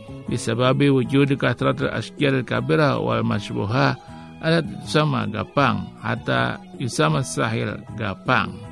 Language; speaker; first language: Arabic; non-native, fluent; Indonesian